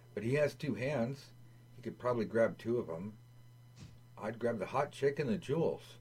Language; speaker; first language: English; native; English